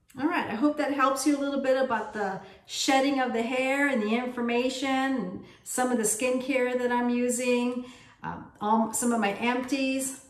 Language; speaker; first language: English; native; English